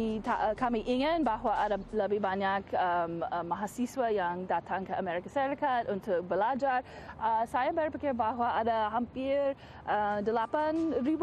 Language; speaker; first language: Indonesian; non-native, fluent; English